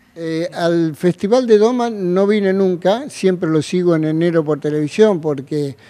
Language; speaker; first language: Spanish; native; Spanish